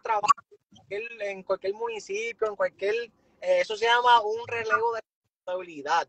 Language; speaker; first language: Spanish; native; Spanish